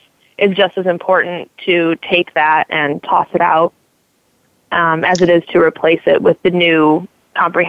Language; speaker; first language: English; native; English